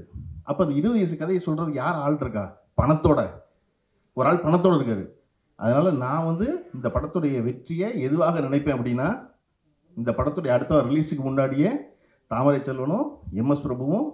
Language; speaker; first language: Tamil; native; Tamil